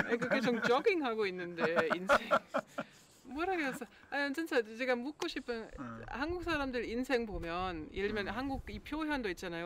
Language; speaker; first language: Korean; non-native, fluent; German